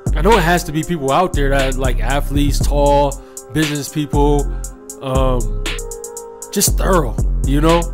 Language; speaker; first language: English; native; English